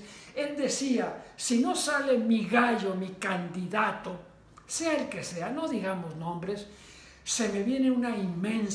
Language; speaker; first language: Spanish; native; Spanish